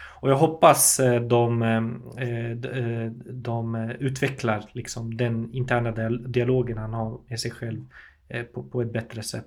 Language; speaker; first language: Swedish; native; Swedish